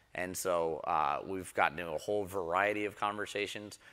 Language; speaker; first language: English; native; English